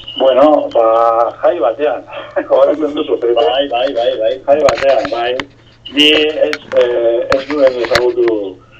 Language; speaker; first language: Basque; non-native, local second language; Spanish